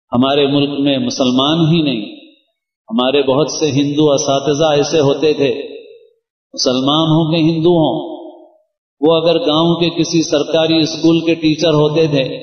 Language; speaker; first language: Urdu; native; Urdu